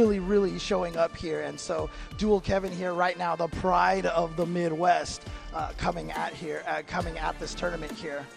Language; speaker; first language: English; native; English